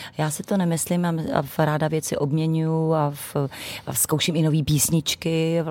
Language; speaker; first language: Czech; native; Czech